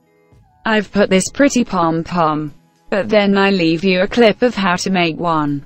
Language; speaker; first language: English; non-native, learner; Spanish